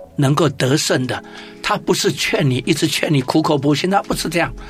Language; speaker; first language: Chinese; native; Chinese